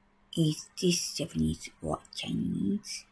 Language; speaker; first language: English; non-native, learner; Japanese